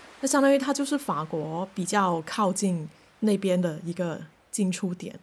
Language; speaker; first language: Chinese; non-native, local second language; Cantonese